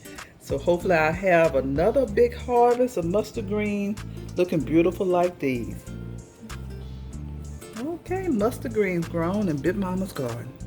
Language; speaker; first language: English; native; English